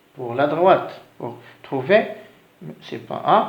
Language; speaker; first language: French; non-native, local second language; Arabic